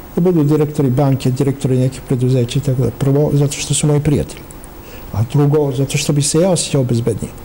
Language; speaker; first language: Serbian; native; Serbian